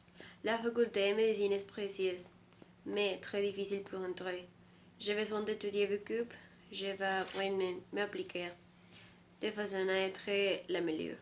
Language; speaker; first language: French; non-native, learner; Spanish